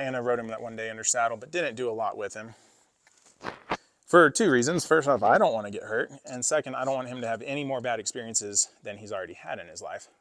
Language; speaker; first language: English; native; English